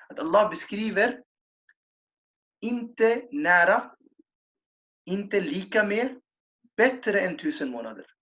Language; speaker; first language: Swedish; non-native, fluent; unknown